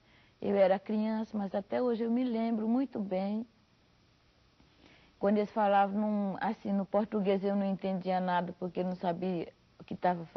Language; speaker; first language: Portuguese; non-native, local second language; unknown